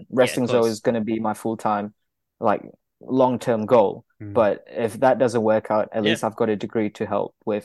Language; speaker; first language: English; non-native, local second language; Malay